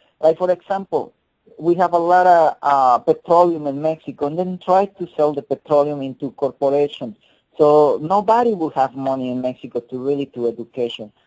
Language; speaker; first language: English; non-native, fluent; Spanish